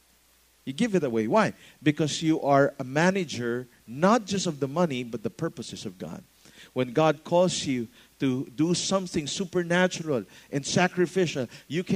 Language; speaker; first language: English; non-native, local second language; Filipino